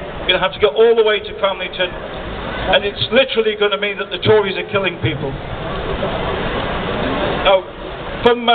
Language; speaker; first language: English; native; English